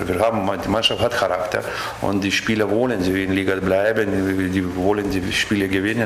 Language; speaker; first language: German; non-native, learner; Lithuanian